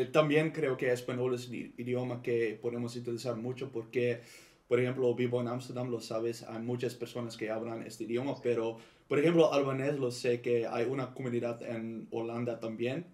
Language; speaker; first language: Spanish; non-native, learner; Dutch